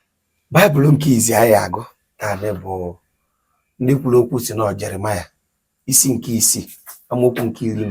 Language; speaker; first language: Igbo; native; Igbo